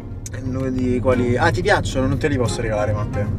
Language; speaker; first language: Italian; native; Italian